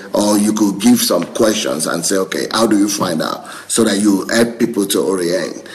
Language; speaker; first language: English; non-native, local second language; Yoruba